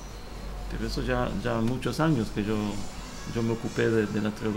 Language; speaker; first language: Spanish; early bilingual, heritage; Hebrew